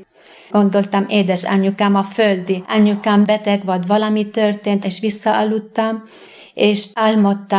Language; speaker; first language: Hungarian; non-native, fluent; Arabic